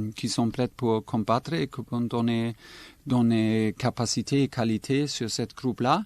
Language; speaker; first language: French; non-native, fluent; German